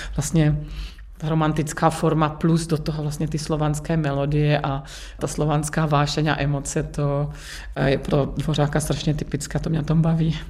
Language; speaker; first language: Czech; native; Czech